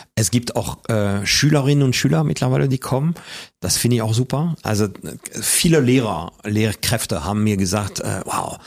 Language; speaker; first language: German; non-native, fluent; French